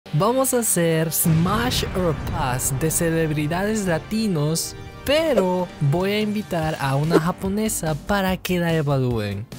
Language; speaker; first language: Spanish; non-native, fluent; Japanese